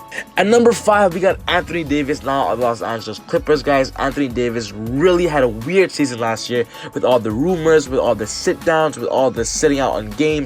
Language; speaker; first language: English; native; English